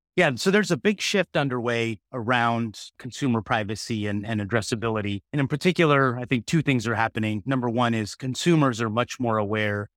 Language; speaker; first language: English; native; English